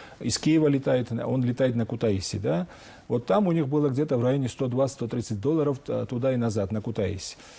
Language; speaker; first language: Russian; non-native, local second language; Georgian